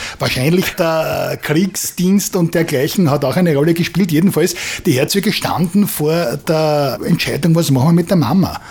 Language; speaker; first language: German; native; German